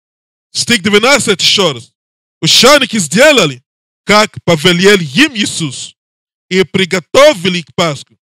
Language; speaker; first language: Russian; non-native, learner; English